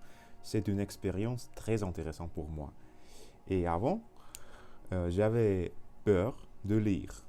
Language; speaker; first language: French; non-native, learner; Russian